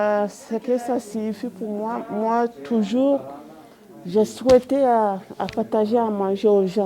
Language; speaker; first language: French; non-native, fluent; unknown